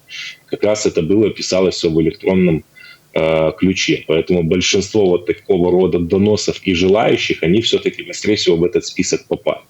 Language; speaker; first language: Russian; native; Russian